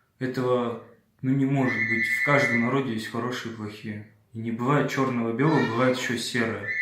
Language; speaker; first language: Russian; early bilingual, other home language; Abkhazian